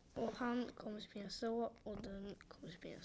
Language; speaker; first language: Swedish; native; Swedish